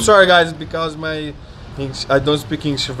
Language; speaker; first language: English; non-native, learner; Portuguese